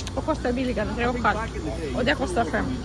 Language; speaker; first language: Swedish; non-native, learner; Russian